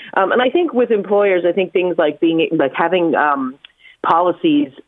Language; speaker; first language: English; native; English